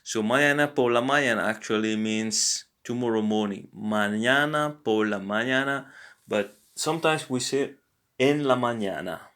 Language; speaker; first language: Spanish; non-native, learner; English